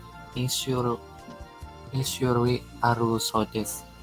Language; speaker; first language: Japanese; non-native, learner; Indonesian